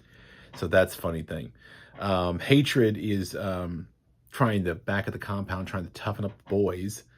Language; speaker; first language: English; native; English